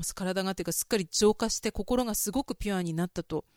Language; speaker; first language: Japanese; native; Japanese